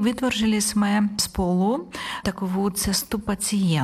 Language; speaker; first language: Czech; non-native, learner; Ukrainian